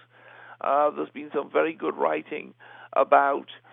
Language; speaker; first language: English; native; English